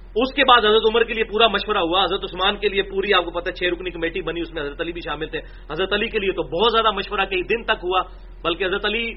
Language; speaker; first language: Urdu; non-native, local second language; Punjabi